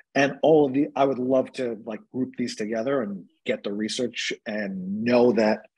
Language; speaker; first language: English; native; English